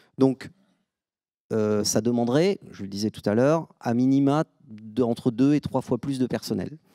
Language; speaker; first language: French; native; French